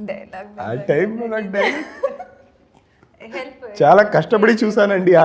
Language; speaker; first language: Telugu; non-native, learner; Kannada